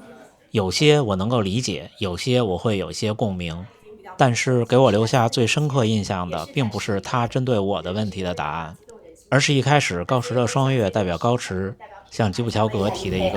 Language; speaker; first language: Chinese; native; Chinese